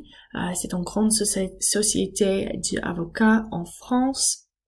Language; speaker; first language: French; non-native, learner; English